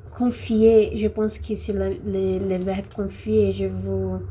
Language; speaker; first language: French; non-native, learner; Portuguese